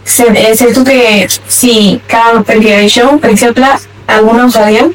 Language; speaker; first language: Catalan; non-native, local second language; Spanish